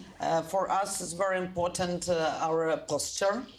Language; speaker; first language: English; non-native, fluent; Ukrainian